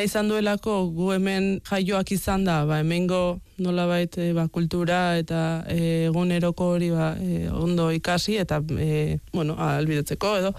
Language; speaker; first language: Basque; early bilingual, other home language; Spanish